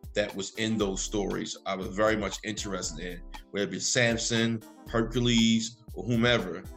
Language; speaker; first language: English; native; English